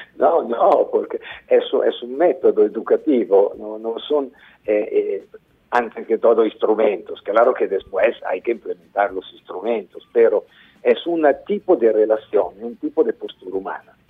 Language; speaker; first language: Spanish; non-native, fluent; Italian